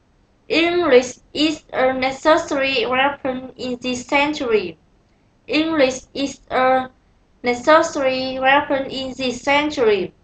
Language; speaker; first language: English; non-native, learner; Vietnamese